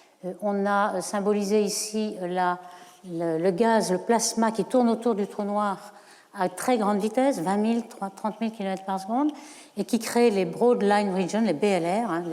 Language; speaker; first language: French; native; French